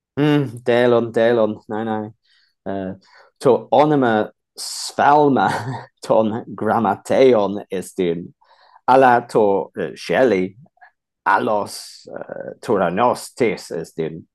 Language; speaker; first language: Greek; non-native, fluent; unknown